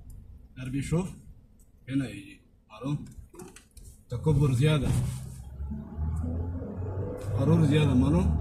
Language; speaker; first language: Arabic; non-native, learner; Hindi